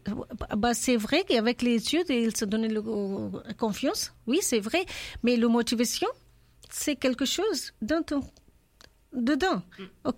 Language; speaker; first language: French; non-native, learner; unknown